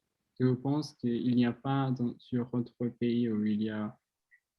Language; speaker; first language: French; non-native, learner; Spanish